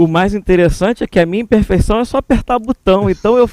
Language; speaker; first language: Portuguese; native; Portuguese